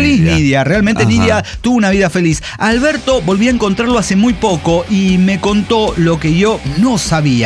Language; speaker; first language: Spanish; native; Spanish